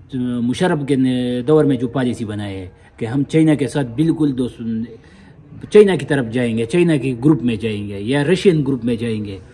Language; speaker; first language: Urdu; non-native, local second language; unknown